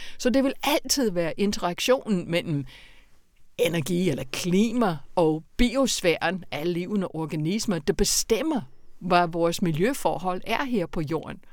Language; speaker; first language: Danish; non-native, fluent; English